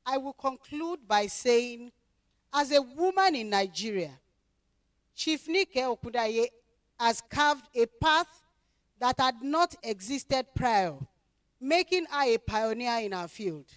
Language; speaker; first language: English; non-native, local second language; Yoruba